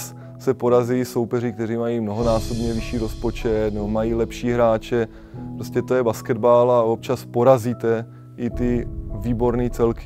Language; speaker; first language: Czech; native; Czech